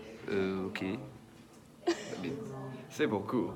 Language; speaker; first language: French; non-native, learner; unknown